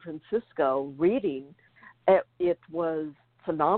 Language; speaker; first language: English; native; English